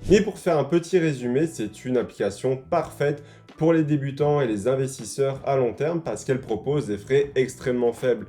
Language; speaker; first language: French; native; French